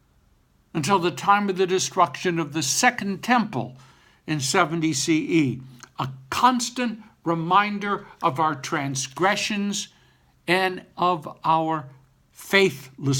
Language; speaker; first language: English; native; English